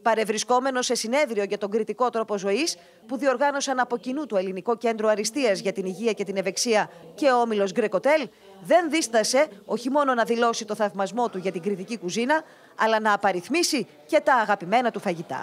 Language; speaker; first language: Greek; native; Greek